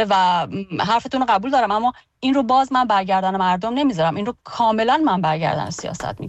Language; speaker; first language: Persian; native; Persian